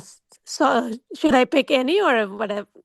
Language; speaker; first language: English; non-native, local second language; Urdu